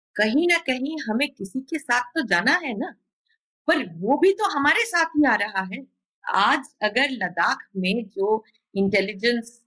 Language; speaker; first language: Hindi; non-native, local second language; Bangla